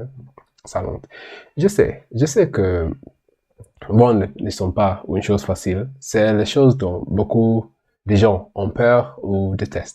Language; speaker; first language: French; non-native, learner; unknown